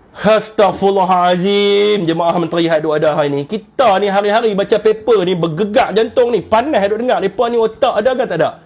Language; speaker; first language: Malay; native; Malay